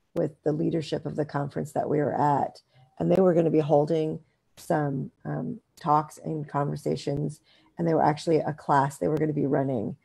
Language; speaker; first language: English; native; English